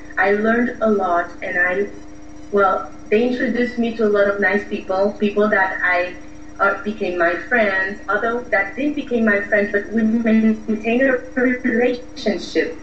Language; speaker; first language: English; non-native, fluent; Haitian Creole